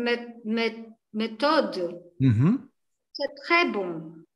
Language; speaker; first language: French; non-native, learner; Portuguese